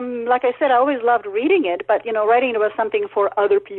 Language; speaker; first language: English; non-native, fluent; Czech